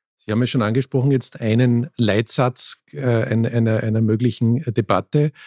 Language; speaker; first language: German; native; German